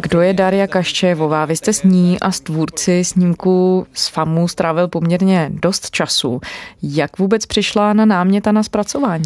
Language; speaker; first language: Czech; native; Czech